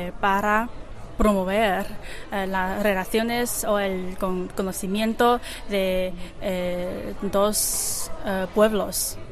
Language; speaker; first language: Spanish; non-native, learner; Chinese